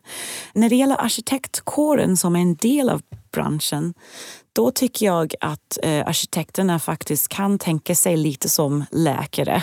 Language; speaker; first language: Swedish; non-native, fluent; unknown